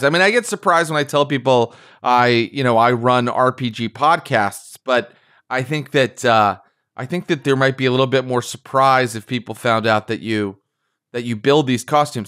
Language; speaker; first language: English; native; English